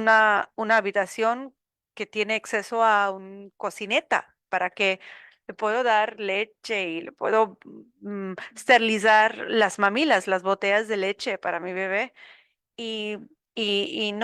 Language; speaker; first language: Spanish; non-native, learner; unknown